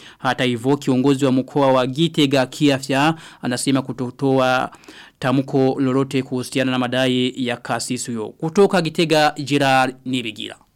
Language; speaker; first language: Swahili; non-native, local second language; Rundi